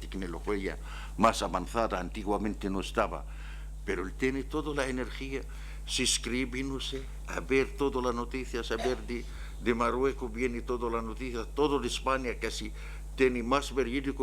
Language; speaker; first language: Spanish; non-native, learner; Arabic